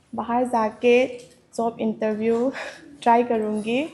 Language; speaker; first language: Hindi; non-native, learner; Manipuri